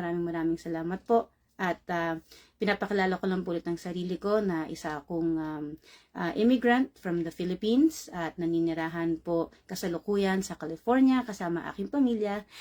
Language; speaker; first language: Filipino; native; Filipino